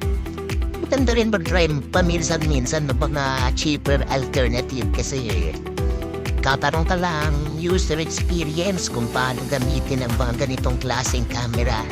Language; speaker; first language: Filipino; native; Filipino